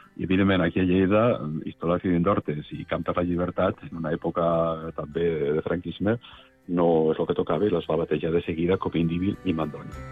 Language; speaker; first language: Catalan; native; Catalan